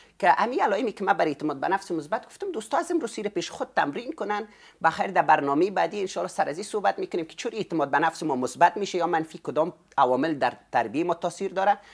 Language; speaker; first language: Persian; native; Persian